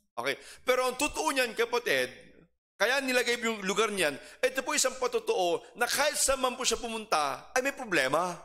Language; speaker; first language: Filipino; non-native, local second language; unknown